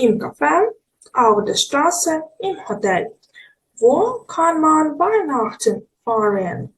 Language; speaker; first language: German; non-native, fluent; Ukrainian